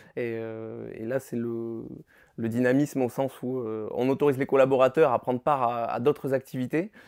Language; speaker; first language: French; native; French